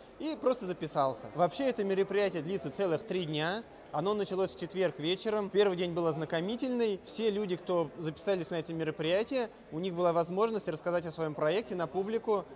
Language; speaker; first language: Russian; native; Russian